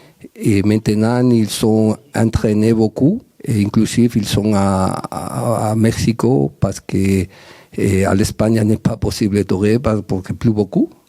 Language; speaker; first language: French; non-native, learner; Spanish